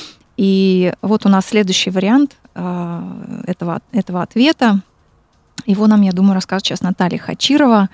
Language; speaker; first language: Russian; native; Russian